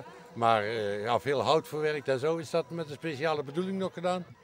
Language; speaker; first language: Dutch; native; Dutch